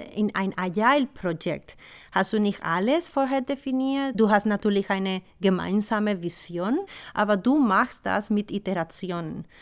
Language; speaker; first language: German; non-native, fluent; Spanish